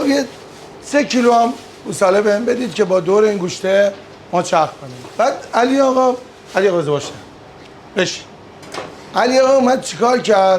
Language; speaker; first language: Persian; native; Persian